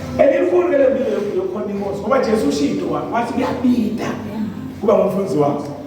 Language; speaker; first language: Zulu; non-native, local second language; Swati